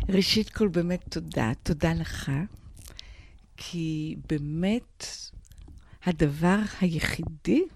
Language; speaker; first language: Hebrew; non-native, fluent; English